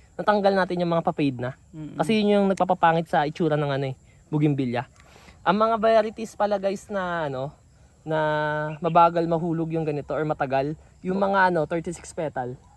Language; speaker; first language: Filipino; native; Filipino